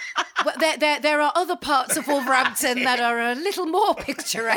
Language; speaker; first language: English; native; English